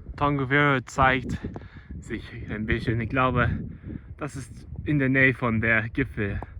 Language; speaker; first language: German; non-native, learner; English